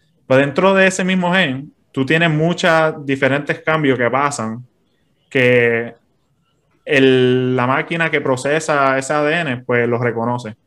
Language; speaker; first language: Spanish; native; Spanish